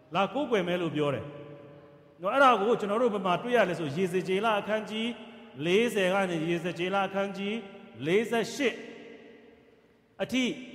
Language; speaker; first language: Burmese; non-native, local second language; Kachin